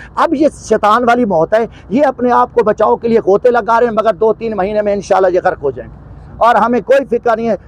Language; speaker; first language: Urdu; non-native, local second language; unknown